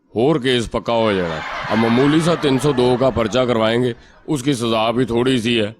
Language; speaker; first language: Urdu; non-native, local second language; Punjabi